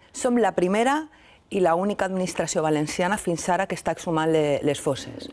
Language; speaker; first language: Catalan; native; Catalan